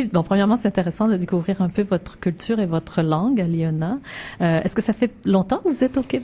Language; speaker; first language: French; native; French